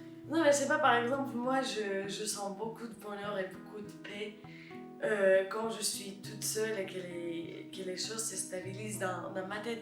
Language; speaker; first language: French; non-native, fluent; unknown